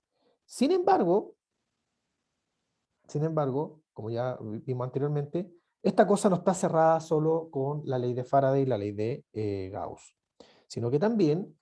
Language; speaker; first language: Spanish; native; Spanish